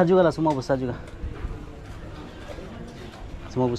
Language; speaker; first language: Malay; non-native, learner; Bangla